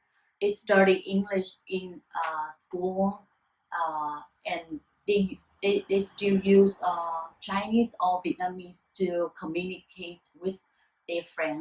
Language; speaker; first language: English; non-native, learner; Vietnamese